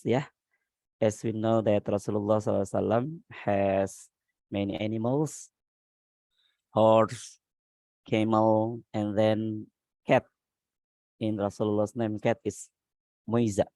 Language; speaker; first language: English; non-native, learner; Indonesian